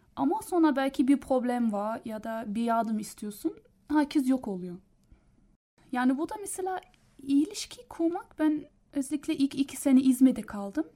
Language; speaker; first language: Turkish; non-native, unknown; German